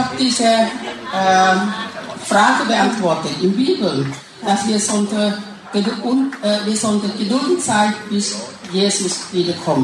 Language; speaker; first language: German; non-native, learner; Thai